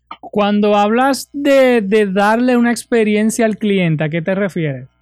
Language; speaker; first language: Spanish; native; Spanish